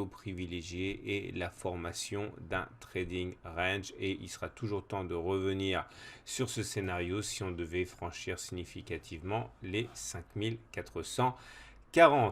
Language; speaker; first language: French; native; French